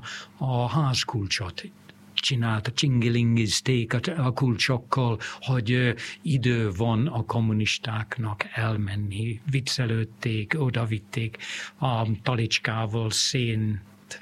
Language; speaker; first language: Hungarian; non-native, fluent; English